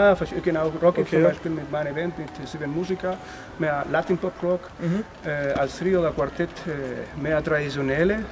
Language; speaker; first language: German; non-native, learner; Spanish